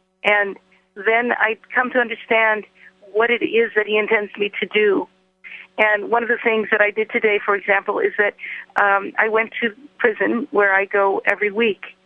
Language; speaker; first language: English; native; English